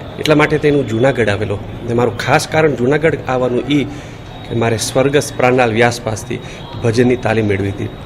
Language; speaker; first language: Gujarati; early bilingual, heritage; Gujarati